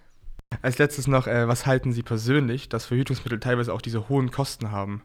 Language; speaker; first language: German; native; German